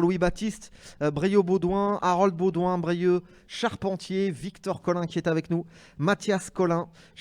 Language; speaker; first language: French; native; French